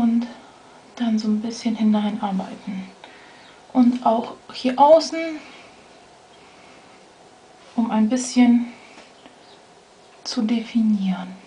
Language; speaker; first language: German; native; German